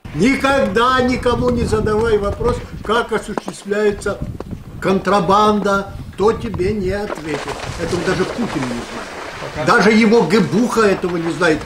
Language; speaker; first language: Russian; non-native, local second language; Ukrainian